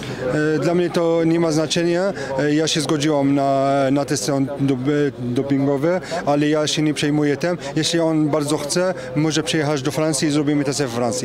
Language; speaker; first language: Polish; non-native, fluent; French